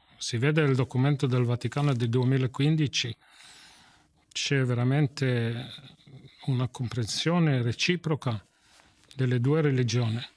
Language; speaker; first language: Italian; non-native, fluent; English